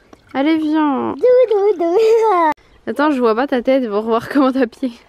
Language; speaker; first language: French; native; French